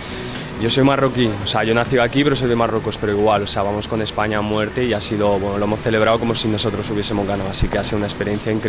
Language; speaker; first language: Spanish; early bilingual, other home language; Arabic